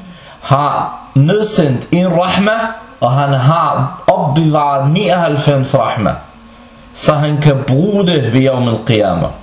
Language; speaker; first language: Danish; non-native, local second language; Arabic